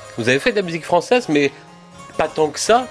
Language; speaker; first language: French; native; French